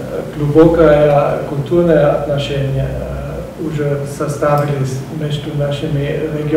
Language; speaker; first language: Russian; non-native, learner; German